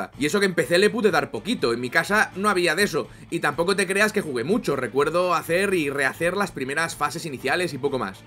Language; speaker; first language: Spanish; native; Spanish